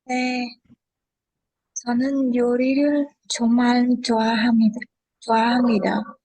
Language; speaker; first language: Korean; non-native, learner; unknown